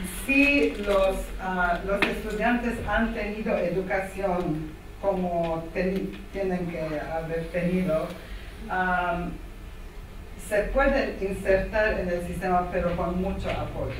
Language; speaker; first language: Spanish; non-native, fluent; Armenian